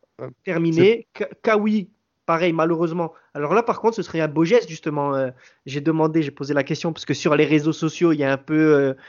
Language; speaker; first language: French; native; French